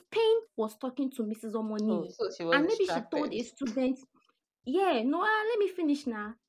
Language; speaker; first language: English; non-native, local second language; Yoruba